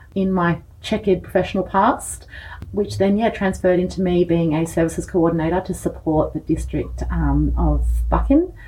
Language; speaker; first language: English; native; English